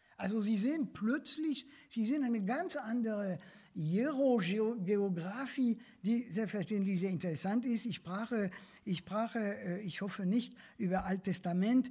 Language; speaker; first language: German; non-native, fluent; French